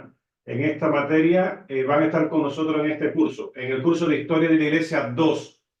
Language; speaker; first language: Spanish; native; Spanish